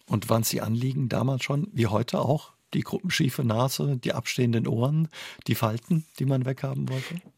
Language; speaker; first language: German; native; German